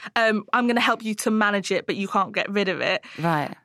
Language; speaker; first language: English; native; English